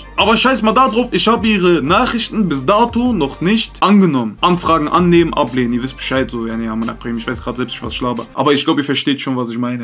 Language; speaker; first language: German; early bilingual, other home language; Turkish